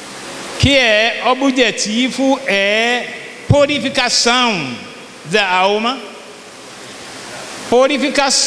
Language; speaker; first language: Portuguese; non-native, fluent; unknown